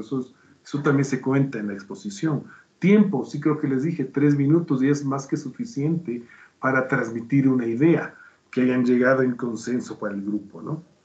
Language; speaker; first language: Spanish; native; Spanish